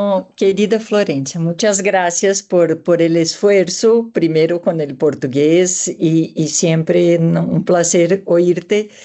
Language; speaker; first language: Spanish; non-native, fluent; Portuguese